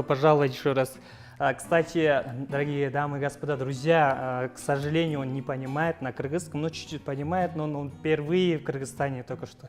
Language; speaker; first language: Russian; non-native, local second language; Kyrgyz